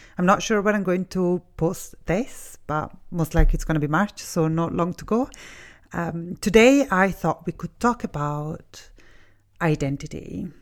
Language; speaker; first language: English; non-native, fluent; Italian